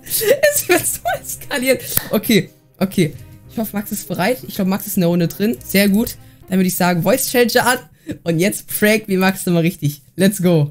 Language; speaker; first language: German; native; German